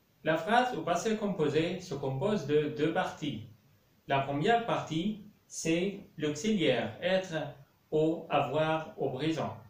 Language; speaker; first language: French; non-native, fluent; Arabic